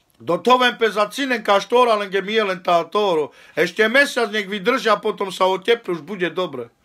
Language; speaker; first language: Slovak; native; Slovak